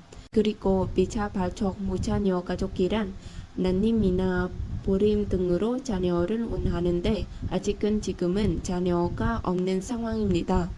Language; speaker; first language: Korean; non-native, fluent; Vietnamese